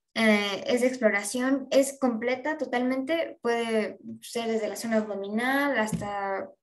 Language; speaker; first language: Spanish; native; Spanish